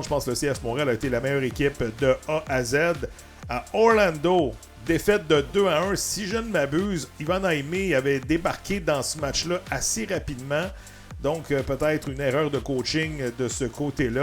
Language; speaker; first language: French; native; French